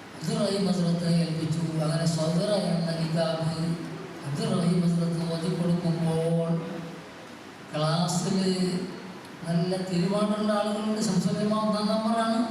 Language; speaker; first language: Malayalam; native; Malayalam